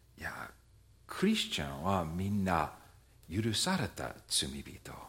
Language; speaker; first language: Japanese; non-native, fluent; English